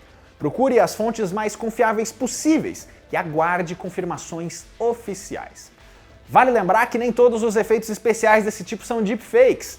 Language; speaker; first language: Portuguese; native; Portuguese